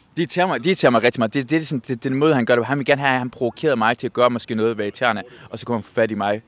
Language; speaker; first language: Danish; non-native, fluent; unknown